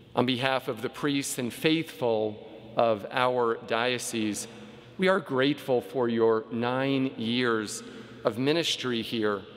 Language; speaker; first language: English; native; English